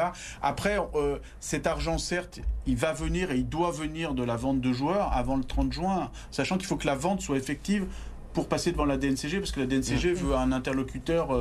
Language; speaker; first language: French; native; French